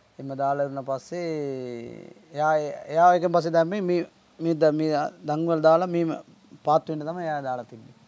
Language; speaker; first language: Sinhala; non-native, local second language; Tamil